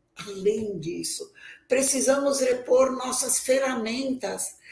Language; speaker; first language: Portuguese; native; Portuguese